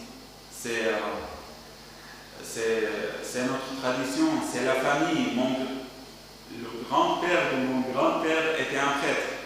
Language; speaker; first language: French; non-native, learner; Arabic